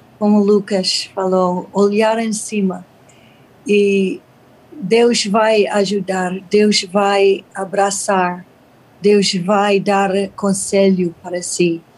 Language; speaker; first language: Portuguese; non-native, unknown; English